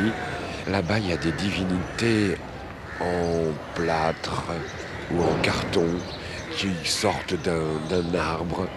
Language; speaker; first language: French; native; French